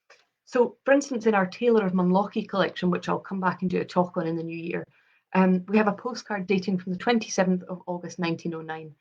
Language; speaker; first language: English; native; English